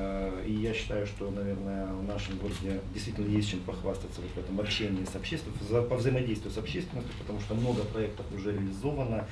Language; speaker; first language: Russian; native; Russian